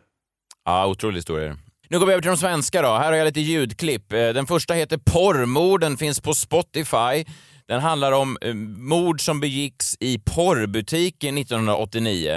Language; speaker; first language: Swedish; native; Swedish